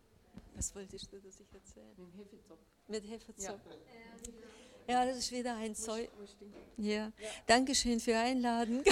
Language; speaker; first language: German; non-native, learner; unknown